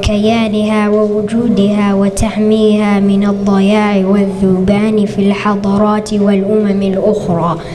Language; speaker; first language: Arabic; non-native, learner; Somali